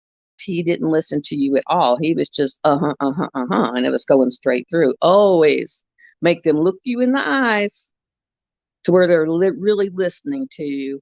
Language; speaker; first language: English; native; English